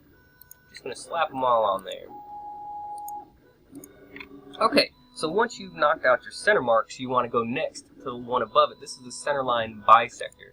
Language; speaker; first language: English; native; English